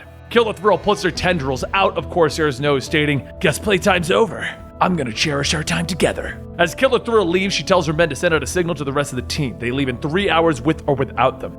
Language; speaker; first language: English; native; English